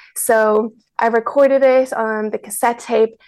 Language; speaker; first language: English; early bilingual, other home language; Spanish